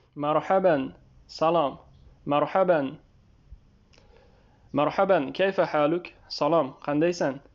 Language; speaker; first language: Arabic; non-native, fluent; Uzbek